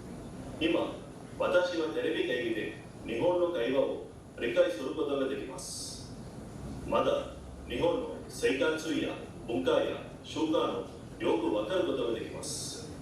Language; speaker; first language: Japanese; non-native, learner; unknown